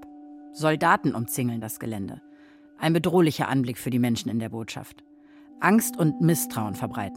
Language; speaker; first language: German; native; German